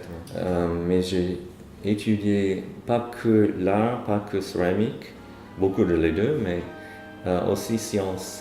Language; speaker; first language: French; non-native, fluent; English